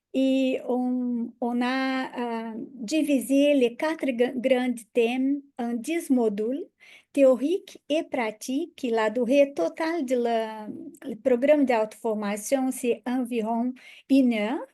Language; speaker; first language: French; non-native, fluent; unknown